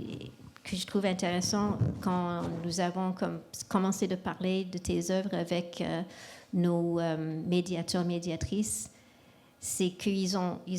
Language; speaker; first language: French; non-native, local second language; English